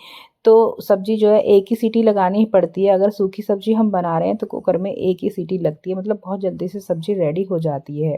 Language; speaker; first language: Hindi; native; Hindi